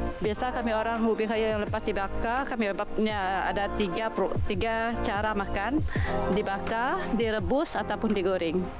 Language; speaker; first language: Malay; non-native, local second language; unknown